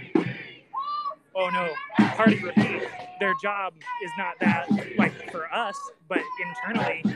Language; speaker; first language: English; native; English